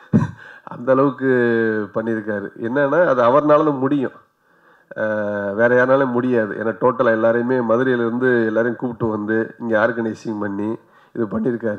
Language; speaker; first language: Tamil; native; Tamil